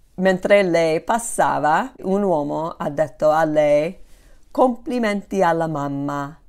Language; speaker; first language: Italian; non-native, fluent; English